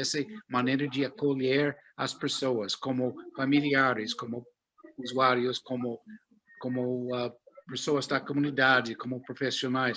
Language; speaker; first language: Portuguese; non-native, fluent; English